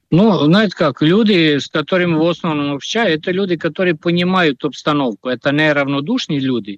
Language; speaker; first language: Russian; non-native, fluent; Serbian